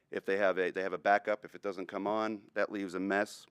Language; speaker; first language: English; native; English